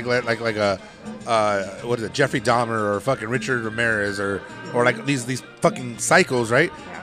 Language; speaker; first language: English; native; English